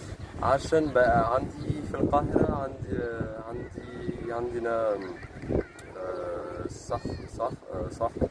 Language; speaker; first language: Arabic; non-native, fluent; French